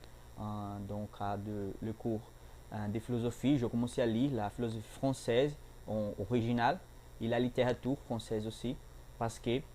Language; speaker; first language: French; non-native, learner; Portuguese